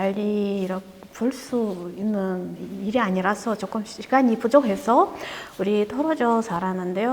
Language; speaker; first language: Korean; non-native, learner; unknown